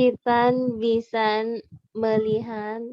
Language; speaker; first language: Indonesian; non-native, learner; Thai